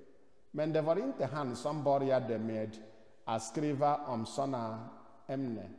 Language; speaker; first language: Swedish; non-native, fluent; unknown